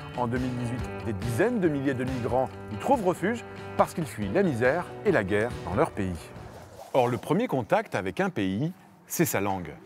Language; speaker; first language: French; native; French